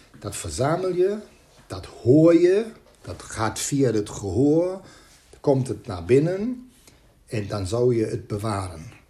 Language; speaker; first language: Dutch; native; Dutch